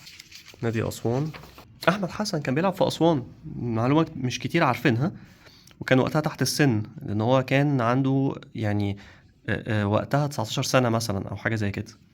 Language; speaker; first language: Arabic; native; Arabic